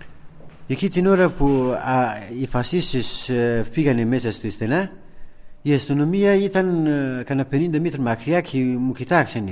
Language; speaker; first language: Greek; non-native, learner; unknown